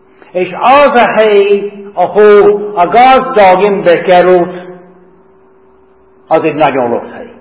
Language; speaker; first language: Hungarian; non-native, fluent; English